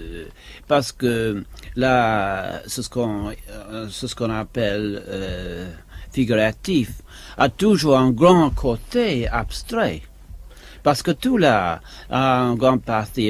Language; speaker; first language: French; non-native, fluent; English